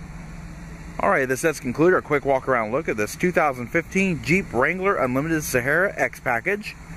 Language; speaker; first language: English; native; English